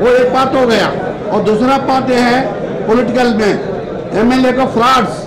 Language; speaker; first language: Hindi; non-native, local second language; Telugu